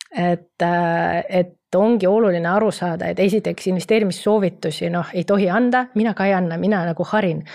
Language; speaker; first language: Estonian; non-native, local second language; Russian